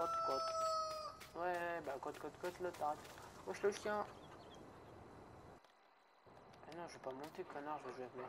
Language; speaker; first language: French; native; French